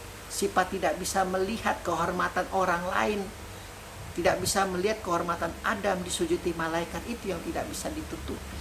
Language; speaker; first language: Indonesian; native; Indonesian